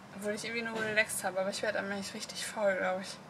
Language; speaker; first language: German; native; German